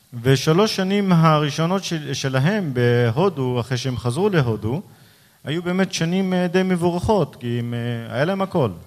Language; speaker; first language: Hebrew; early bilingual, other home language; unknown